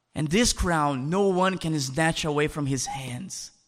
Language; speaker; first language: English; non-native, fluent; Portuguese